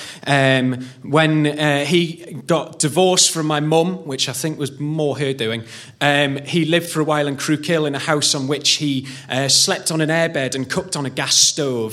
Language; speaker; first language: English; native; English